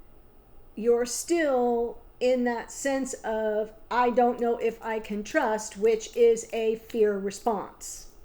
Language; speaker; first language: English; native; English